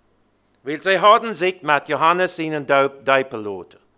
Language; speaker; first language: German; early bilingual, heritage; Plautdietsch